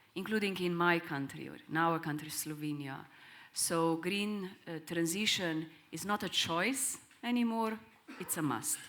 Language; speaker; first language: English; non-native, fluent; Slovenian